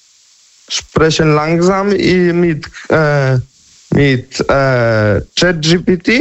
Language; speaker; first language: German; non-native, learner; Polish